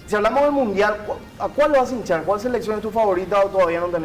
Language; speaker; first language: Spanish; native; Spanish